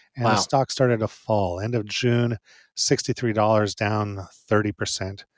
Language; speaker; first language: English; native; English